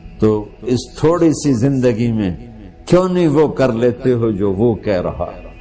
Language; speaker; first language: Urdu; non-native, local second language; Punjabi